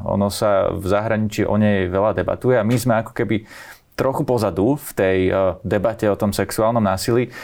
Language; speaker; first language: Slovak; native; Slovak